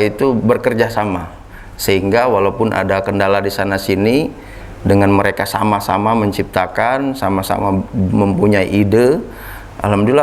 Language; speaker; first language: Indonesian; native; Indonesian